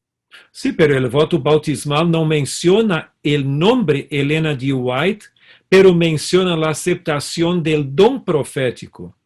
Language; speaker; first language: Spanish; non-native, fluent; Portuguese